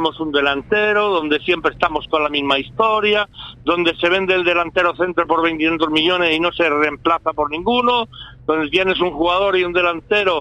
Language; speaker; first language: Spanish; native; Spanish